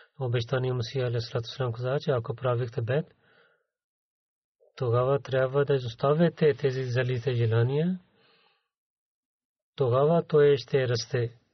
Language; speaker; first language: Bulgarian; non-native, learner; Urdu